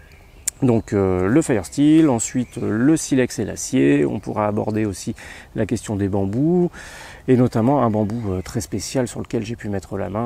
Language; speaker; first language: French; native; French